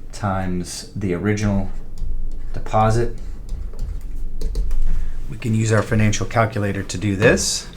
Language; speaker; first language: English; native; English